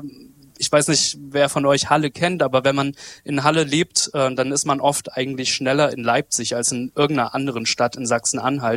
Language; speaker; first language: German; native; German